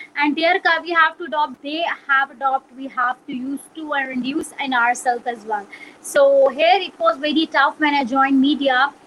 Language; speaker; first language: English; non-native, local second language; Punjabi